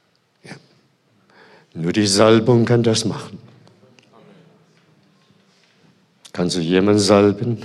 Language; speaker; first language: German; non-native, fluent; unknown